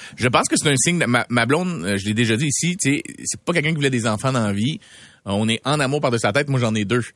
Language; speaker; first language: French; native; French